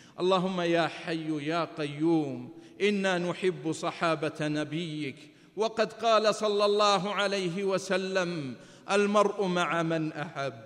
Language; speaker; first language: Arabic; native; Arabic